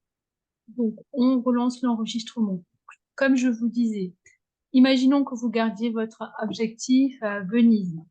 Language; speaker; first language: French; native; French